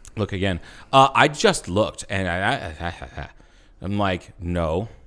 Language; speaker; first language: English; native; English